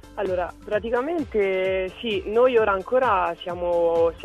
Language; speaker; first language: Italian; early bilingual, other home language; French